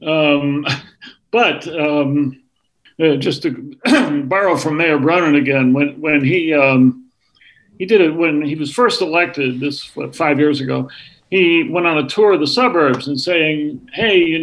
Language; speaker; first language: English; native; English